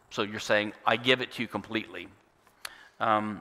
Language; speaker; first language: English; native; English